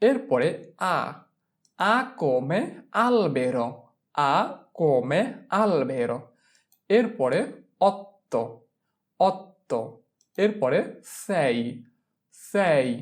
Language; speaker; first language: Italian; non-native, fluent; Bangla